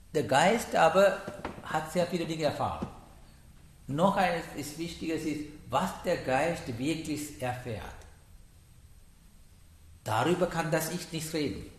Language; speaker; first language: German; non-native, learner; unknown